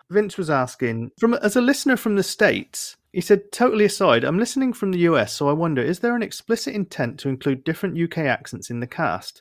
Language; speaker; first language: English; native; English